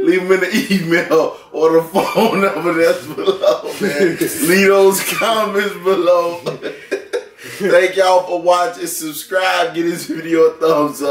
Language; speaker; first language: English; native; English